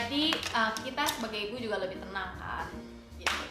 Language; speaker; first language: Indonesian; native; Indonesian